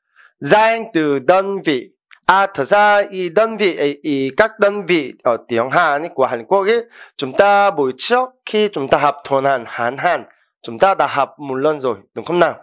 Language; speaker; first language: Vietnamese; non-native, fluent; Korean